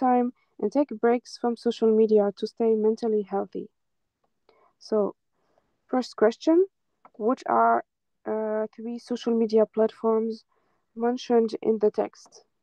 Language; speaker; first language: English; non-native, fluent; French